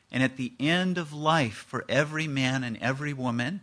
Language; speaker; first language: English; native; English